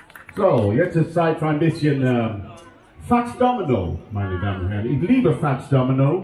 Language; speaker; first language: German; non-native, learner; English